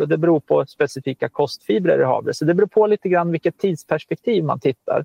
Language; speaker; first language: Swedish; native; Swedish